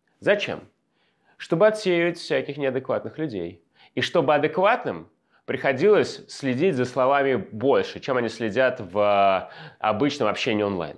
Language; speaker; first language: Russian; native; Russian